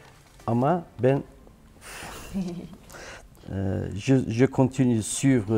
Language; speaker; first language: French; non-native, learner; Turkish